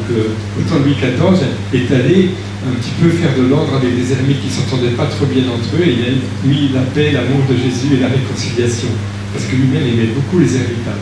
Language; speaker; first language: French; native; French